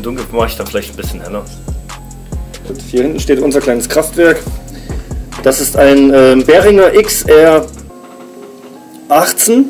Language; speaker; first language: German; native; German